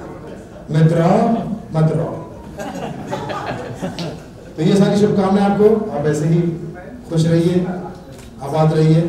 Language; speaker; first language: Hindi; native; Hindi